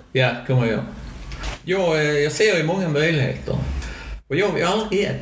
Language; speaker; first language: Swedish; native; Swedish